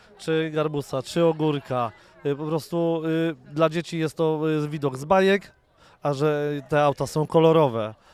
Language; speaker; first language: Polish; native; Polish